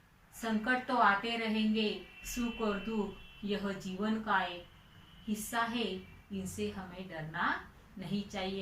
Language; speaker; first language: Hindi; non-native, local second language; Marathi